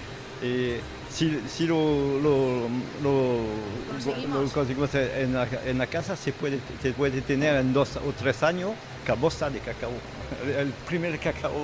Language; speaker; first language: Spanish; non-native, fluent; French